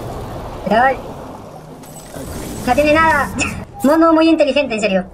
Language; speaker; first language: Spanish; native; Spanish